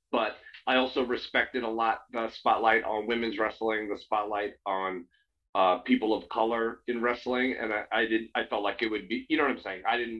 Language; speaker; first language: English; native; English